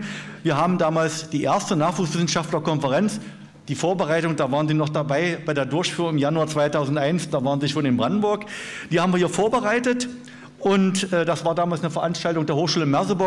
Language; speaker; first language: German; native; German